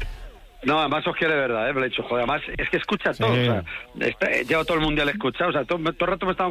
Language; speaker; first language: Spanish; native; Spanish